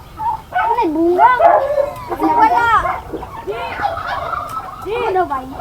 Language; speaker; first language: Filipino; non-native, local second language; Cebuano